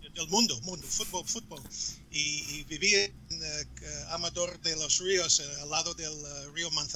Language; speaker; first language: Spanish; non-native, fluent; English